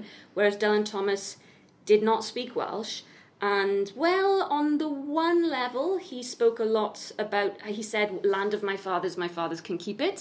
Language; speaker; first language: English; native; English